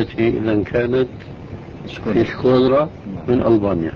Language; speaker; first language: Arabic; early bilingual, other home language; Albanian